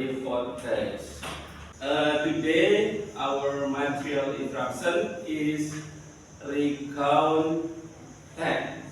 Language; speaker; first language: English; non-native, learner; Indonesian